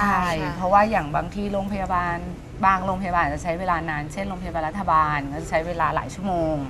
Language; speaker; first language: Thai; native; Thai